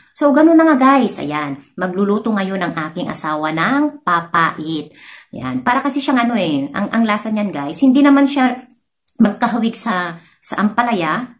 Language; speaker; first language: Filipino; non-native, local second language; Iloko